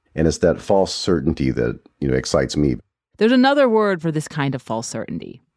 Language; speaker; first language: English; non-native, fluent; German